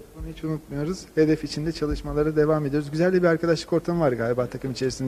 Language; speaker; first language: Turkish; native; Turkish